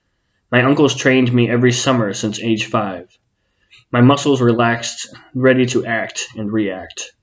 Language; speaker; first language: English; native; English